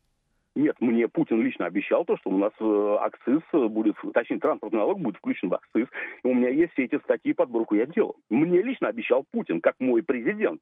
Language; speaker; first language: Russian; native; Russian